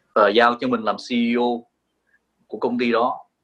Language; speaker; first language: Vietnamese; native; Vietnamese